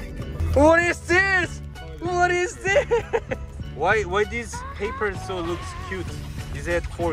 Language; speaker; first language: English; non-native, learner; Korean